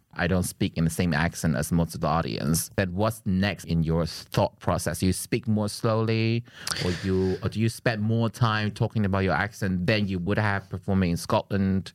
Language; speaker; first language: English; non-native, fluent; Chinese